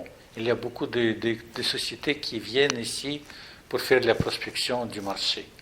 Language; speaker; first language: French; non-native, fluent; Russian